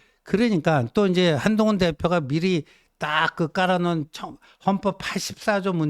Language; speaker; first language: Korean; native; Korean